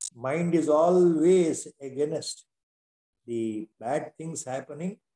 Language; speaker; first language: English; non-native, local second language; Kannada